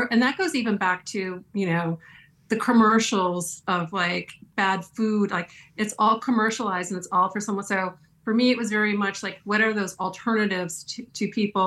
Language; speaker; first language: English; native; English